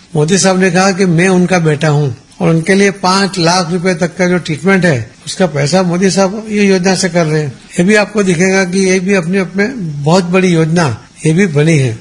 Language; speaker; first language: Hindi; non-native, local second language; Gujarati